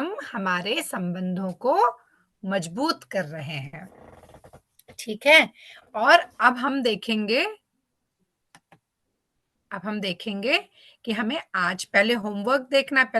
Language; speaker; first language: Hindi; native; Hindi